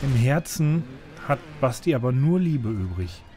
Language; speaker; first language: German; native; German